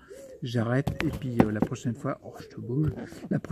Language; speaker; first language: French; native; French